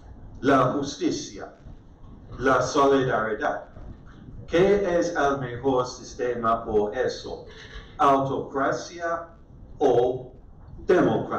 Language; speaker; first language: Spanish; non-native, learner; English